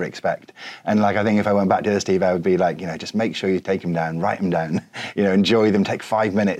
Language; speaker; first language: English; native; English